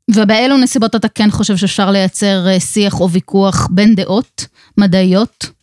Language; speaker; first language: Hebrew; native; Hebrew